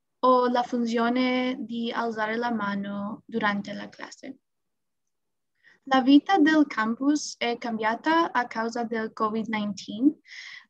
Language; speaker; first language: Italian; non-native, learner; English